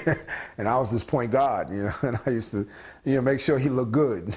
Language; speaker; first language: English; native; English